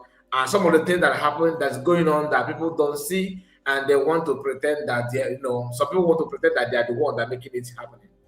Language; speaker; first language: English; non-native, local second language; Igbo